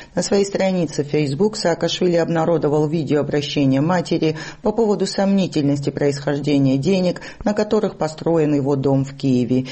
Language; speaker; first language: Russian; non-native, local second language; Georgian